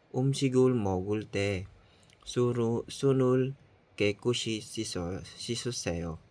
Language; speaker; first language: Korean; non-native, fluent; Filipino